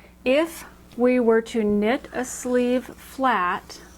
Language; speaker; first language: English; native; English